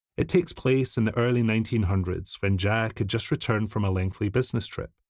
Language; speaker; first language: English; native; English